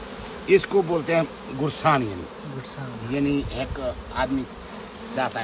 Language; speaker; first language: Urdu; non-native, learner; Nepali